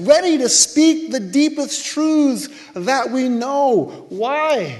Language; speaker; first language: English; native; English